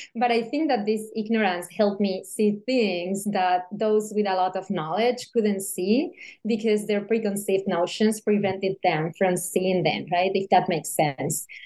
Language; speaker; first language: English; non-native, fluent; Spanish